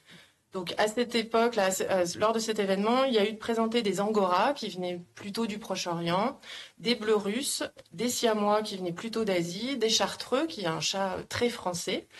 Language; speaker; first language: French; native; French